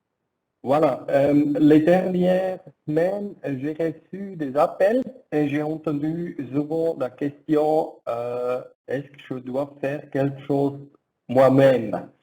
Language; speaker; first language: French; non-native, learner; German